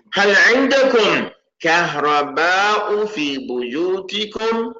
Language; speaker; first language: Arabic; non-native, fluent; English